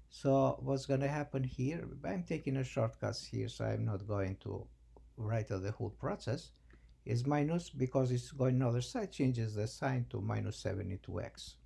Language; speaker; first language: English; non-native, fluent; Albanian